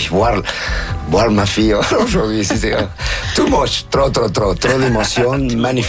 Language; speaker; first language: French; non-native, fluent; Spanish